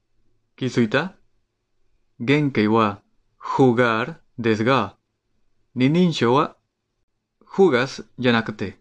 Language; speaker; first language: Japanese; non-native, fluent; Spanish